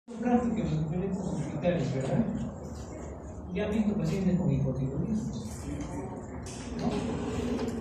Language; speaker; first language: Spanish; native; Spanish